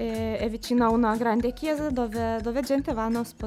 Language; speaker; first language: Italian; non-native, learner; Lithuanian